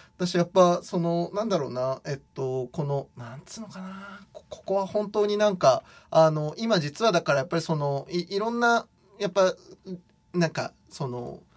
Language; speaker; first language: Japanese; native; Japanese